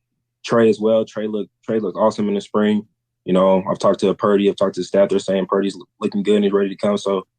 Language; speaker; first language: English; native; English